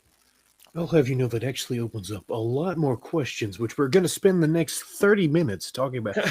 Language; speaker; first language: English; native; English